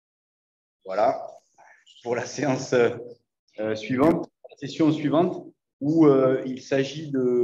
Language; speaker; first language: French; native; French